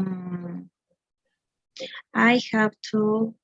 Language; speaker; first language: English; non-native, learner; Spanish